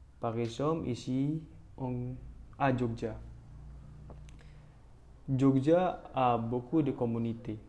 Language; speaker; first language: French; non-native, learner; Indonesian